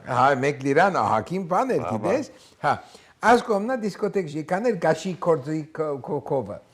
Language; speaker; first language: Armenian; early bilingual, heritage; Armenian